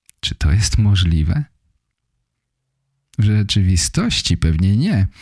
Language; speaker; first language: Polish; native; Polish